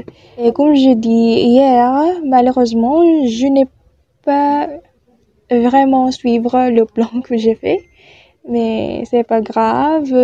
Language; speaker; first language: French; non-native, learner; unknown